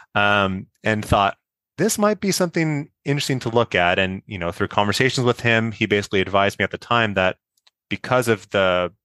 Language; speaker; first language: English; native; English